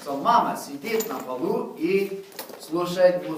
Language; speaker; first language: Russian; non-native, fluent; English